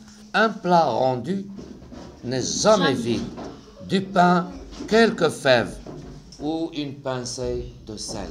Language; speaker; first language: French; non-native, local second language; Arabic